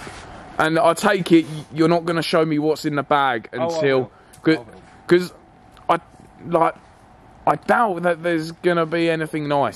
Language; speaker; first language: English; native; English